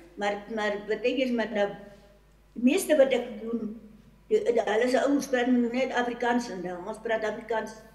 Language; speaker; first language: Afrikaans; non-native, local second language; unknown